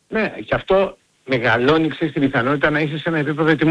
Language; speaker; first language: Greek; native; Greek